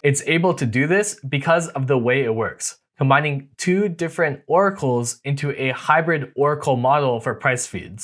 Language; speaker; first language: English; native; English